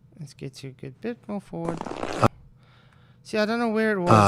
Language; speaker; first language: English; native; English